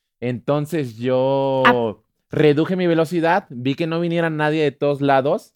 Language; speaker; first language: Spanish; native; Spanish